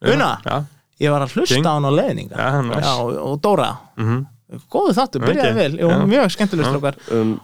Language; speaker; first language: Icelandic; native; Icelandic